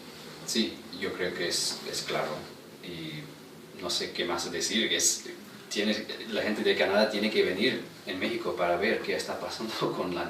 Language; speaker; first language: Spanish; non-native, fluent; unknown